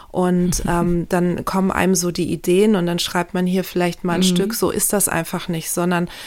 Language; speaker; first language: German; early bilingual, other home language; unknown